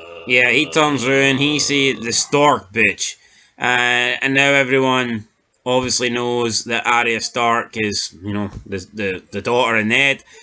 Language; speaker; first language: English; native; English